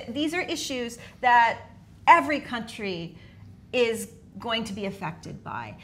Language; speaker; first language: English; native; English